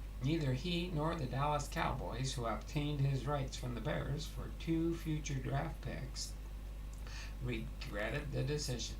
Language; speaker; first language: English; native; English